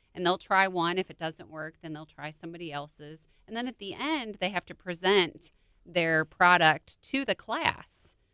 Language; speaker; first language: English; native; English